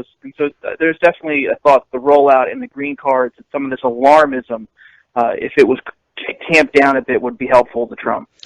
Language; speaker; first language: English; native; English